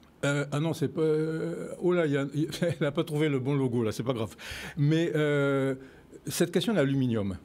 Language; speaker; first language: French; native; French